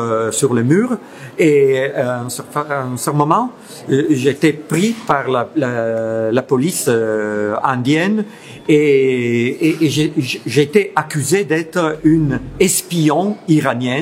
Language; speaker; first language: French; non-native, fluent; Italian